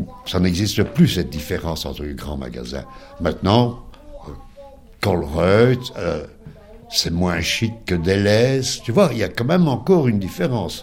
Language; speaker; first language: French; native; French